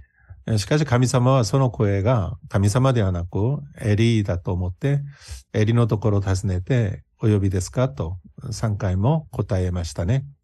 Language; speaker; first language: Japanese; non-native, fluent; Korean